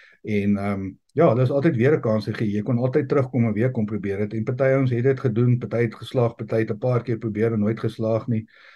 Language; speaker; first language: Afrikaans; native; Afrikaans